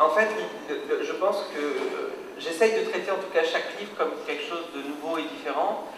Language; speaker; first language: French; native; French